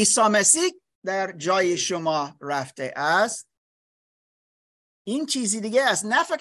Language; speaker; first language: Persian; non-native, fluent; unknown